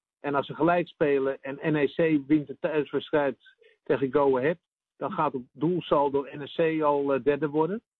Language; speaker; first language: Dutch; native; Dutch